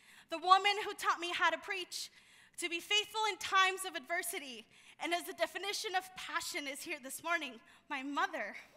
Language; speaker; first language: English; early bilingual, other home language; Spanish